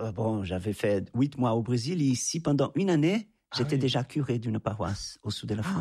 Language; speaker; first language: French; non-native, fluent; Portuguese